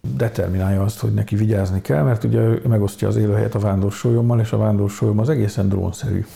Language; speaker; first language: Hungarian; native; Hungarian